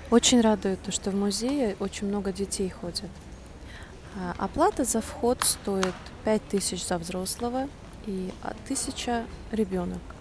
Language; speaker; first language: Russian; native; Russian